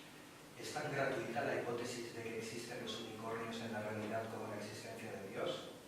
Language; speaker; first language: Spanish; native; Spanish